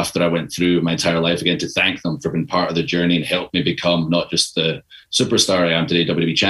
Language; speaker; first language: English; native; English